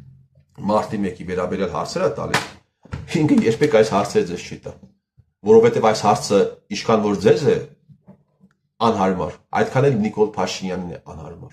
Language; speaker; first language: Armenian; native; Armenian